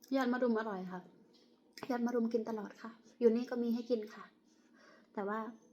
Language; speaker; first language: Thai; non-native, local second language; Khmer